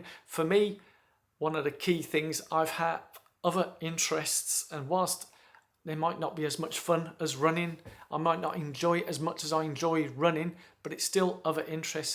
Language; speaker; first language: English; native; English